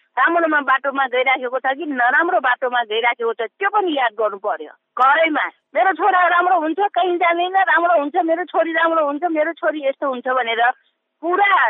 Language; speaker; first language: Nepali; non-native, local second language; Newari